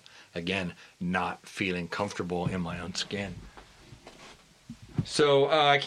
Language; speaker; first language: English; native; English